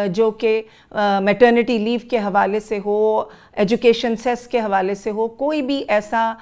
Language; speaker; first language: Urdu; native; Urdu